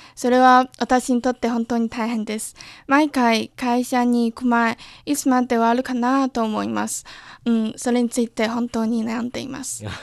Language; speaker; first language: Japanese; non-native, learner; Chinese